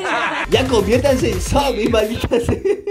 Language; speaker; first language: Spanish; native; Spanish